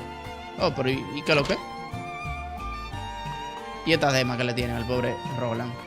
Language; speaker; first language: Spanish; native; Spanish